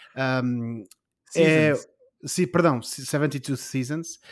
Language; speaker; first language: Portuguese; native; Portuguese